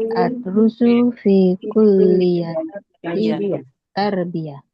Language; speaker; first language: Arabic; non-native, learner; Indonesian